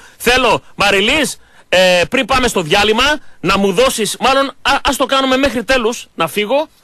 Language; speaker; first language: Greek; native; Greek